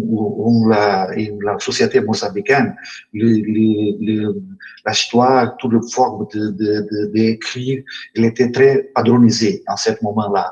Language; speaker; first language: French; non-native, learner; Portuguese